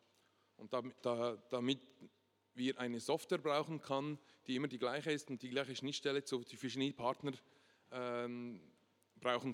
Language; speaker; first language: German; non-native, local second language; French